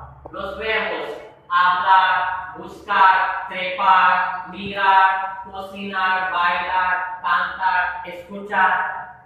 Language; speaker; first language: Spanish; non-native, fluent; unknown